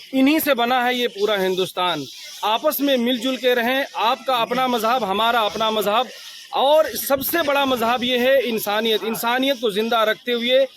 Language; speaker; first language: Urdu; non-native, local second language; Gujarati